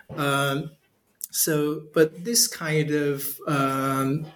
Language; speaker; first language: English; non-native, fluent; Chinese